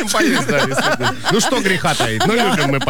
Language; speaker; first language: Russian; native; Russian